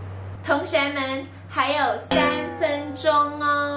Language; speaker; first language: Chinese; native; Chinese